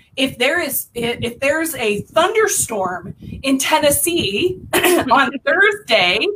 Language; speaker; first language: English; native; English